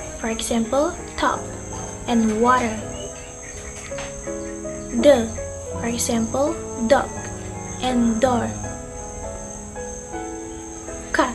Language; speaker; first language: English; non-native, learner; Indonesian